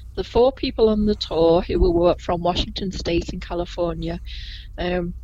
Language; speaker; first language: English; native; English